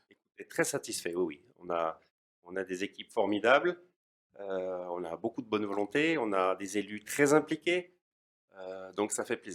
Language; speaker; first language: French; native; French